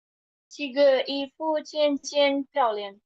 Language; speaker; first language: Chinese; non-native, learner; Urdu